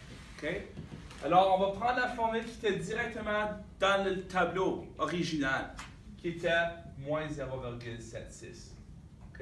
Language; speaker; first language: French; native; French